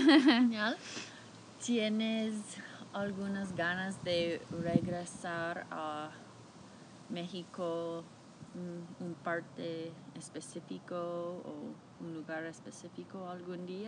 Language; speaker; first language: Spanish; non-native, learner; English